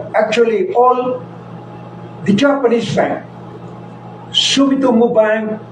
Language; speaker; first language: English; non-native, local second language; Filipino